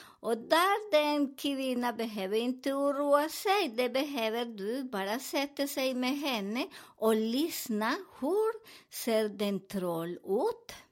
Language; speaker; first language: Swedish; non-native, learner; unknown